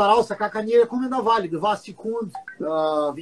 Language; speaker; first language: Russian; non-native, learner; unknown